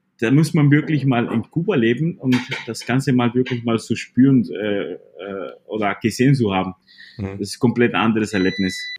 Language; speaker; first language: German; non-native, fluent; Spanish